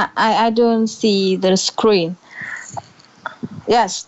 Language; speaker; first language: English; non-native, learner; Vietnamese